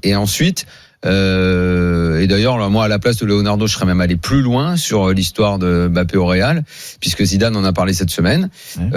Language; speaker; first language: French; native; French